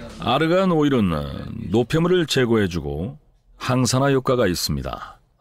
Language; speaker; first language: Korean; native; Korean